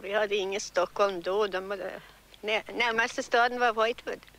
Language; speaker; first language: Swedish; early bilingual, heritage; Swedish